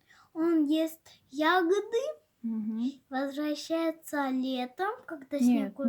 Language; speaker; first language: Russian; native; Russian